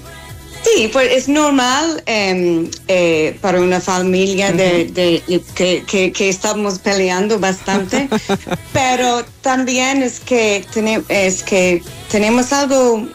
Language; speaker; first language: Spanish; non-native, learner; English